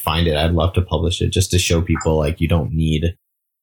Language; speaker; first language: English; native; English